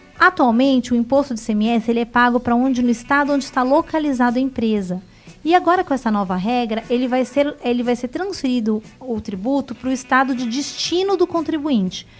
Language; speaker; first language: Portuguese; native; Portuguese